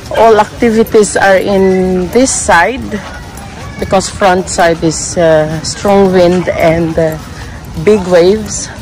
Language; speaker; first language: English; non-native, local second language; Aklanon